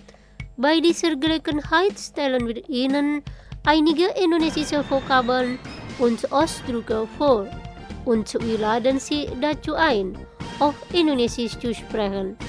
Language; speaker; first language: German; non-native, fluent; Indonesian